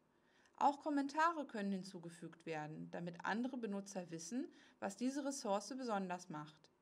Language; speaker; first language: German; native; German